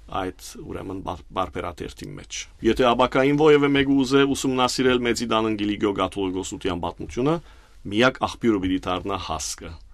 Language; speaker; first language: Armenian; early bilingual, heritage; Armenian